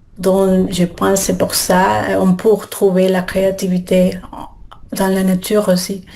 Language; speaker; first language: French; non-native, learner; Spanish